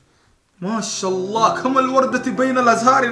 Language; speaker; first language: Arabic; native; Arabic